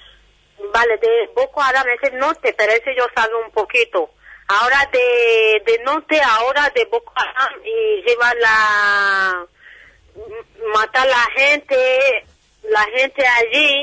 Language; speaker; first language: Spanish; non-native, learner; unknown